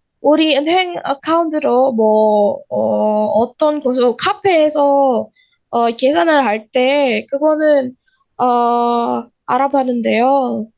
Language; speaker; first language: Korean; non-native, learner; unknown